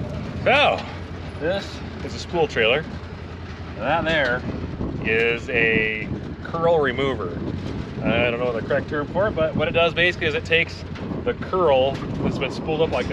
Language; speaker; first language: English; native; English